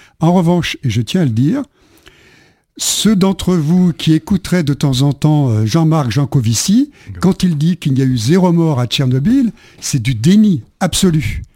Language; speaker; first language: French; native; French